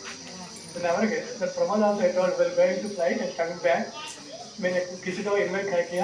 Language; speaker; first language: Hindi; non-native, local second language; Telugu